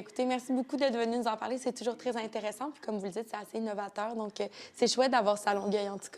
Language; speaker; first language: French; native; French